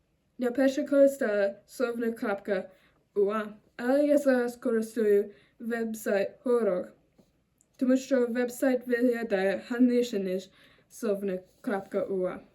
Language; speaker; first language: Ukrainian; non-native, learner; German